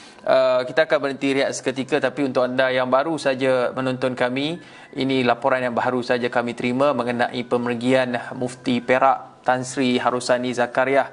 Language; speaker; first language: Malay; native; Malay